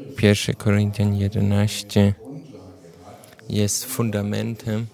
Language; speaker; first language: Polish; non-native, learner; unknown